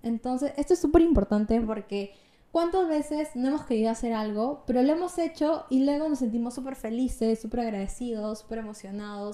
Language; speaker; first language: Spanish; native; Spanish